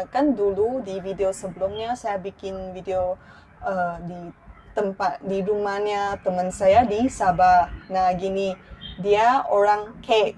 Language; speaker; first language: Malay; non-native, local second language; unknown